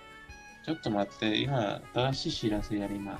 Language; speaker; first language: Japanese; non-native, fluent; Spanish